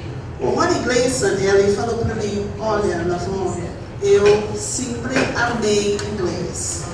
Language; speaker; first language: Portuguese; non-native, fluent; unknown